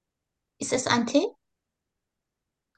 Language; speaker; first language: German; non-native, learner; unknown